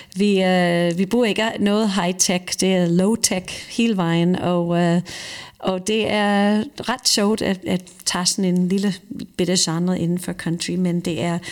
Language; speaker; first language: Danish; non-native, fluent; English